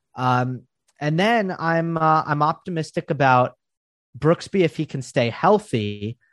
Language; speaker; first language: English; native; English